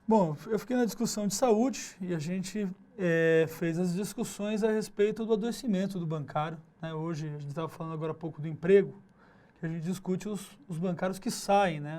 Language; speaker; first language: Portuguese; native; Portuguese